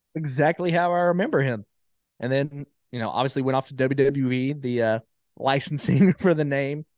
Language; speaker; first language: English; native; English